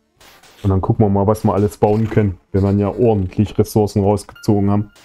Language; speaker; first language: German; native; German